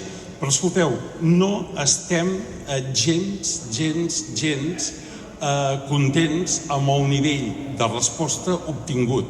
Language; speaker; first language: Catalan; native; Catalan